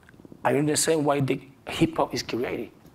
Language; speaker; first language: English; non-native, learner; Spanish